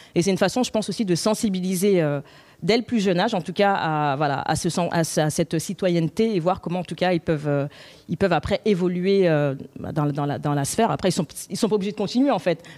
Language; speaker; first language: French; native; French